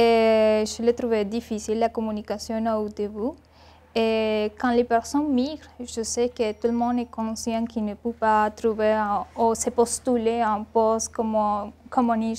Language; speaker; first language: French; non-native, learner; Spanish